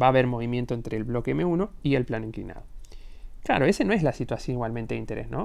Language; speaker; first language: Spanish; native; Spanish